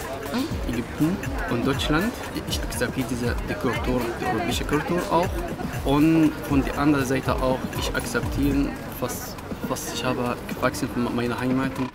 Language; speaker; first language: German; non-native, learner; Arabic